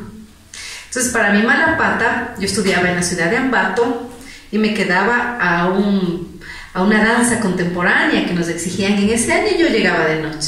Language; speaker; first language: Spanish; native; Spanish